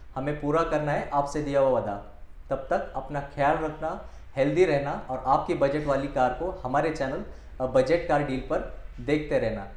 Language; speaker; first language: Hindi; non-native, local second language; Marathi